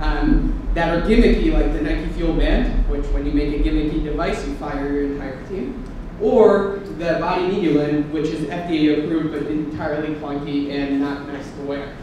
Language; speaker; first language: English; native; English